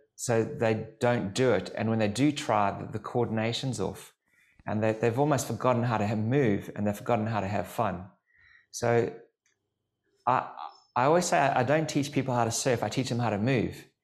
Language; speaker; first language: English; native; English